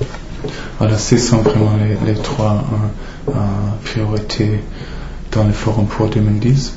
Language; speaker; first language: French; non-native, fluent; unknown